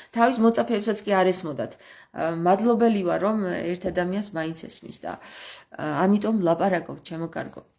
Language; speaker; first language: Georgian; native; Georgian